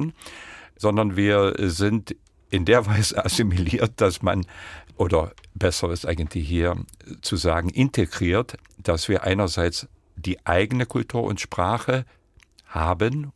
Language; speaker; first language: German; non-native, local second language; Upper Sorbian